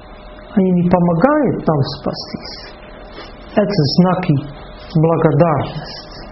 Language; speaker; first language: Russian; non-native, fluent; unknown